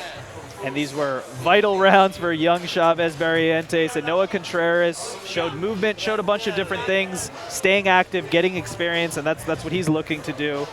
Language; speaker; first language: English; native; English